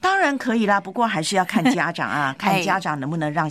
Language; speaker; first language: Chinese; native; Chinese